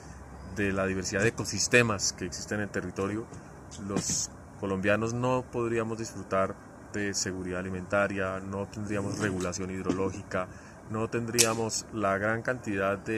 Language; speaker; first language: Spanish; native; Spanish